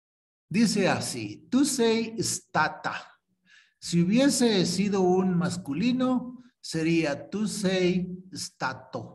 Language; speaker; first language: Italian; non-native, fluent; Spanish